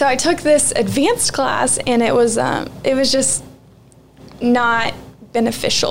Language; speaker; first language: English; native; English